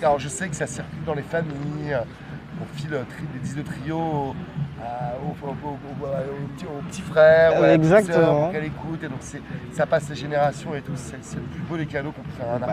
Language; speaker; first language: French; native; French